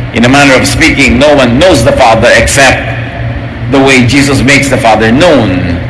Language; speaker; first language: English; non-native, local second language; Filipino